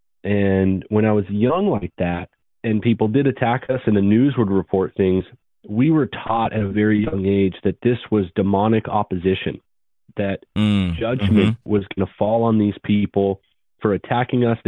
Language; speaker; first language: English; native; English